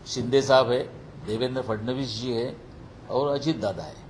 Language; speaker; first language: Hindi; non-native, local second language; Marathi